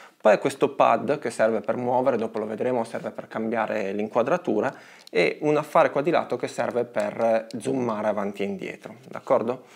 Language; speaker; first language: Italian; native; Italian